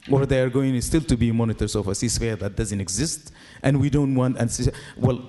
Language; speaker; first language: English; non-native, fluent; Arabic